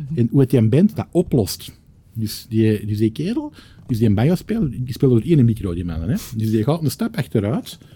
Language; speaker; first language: Dutch; native; Dutch